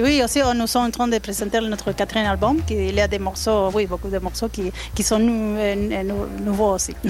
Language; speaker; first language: French; non-native, fluent; Spanish